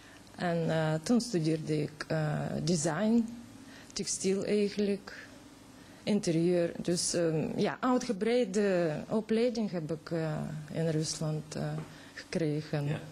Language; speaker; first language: Dutch; non-native, fluent; Russian